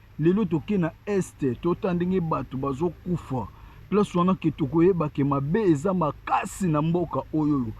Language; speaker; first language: Lingala; non-native, local second language; Kongo